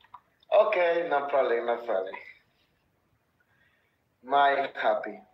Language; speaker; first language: English; non-native, learner; Spanish